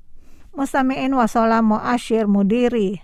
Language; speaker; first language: Arabic; non-native, fluent; Indonesian